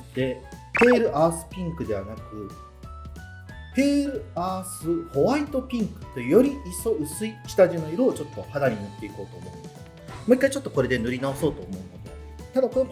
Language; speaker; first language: Japanese; native; Japanese